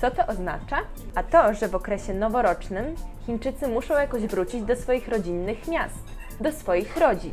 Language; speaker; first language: Polish; native; Polish